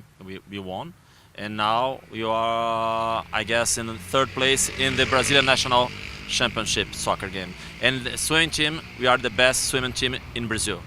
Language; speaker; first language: English; non-native, learner; Portuguese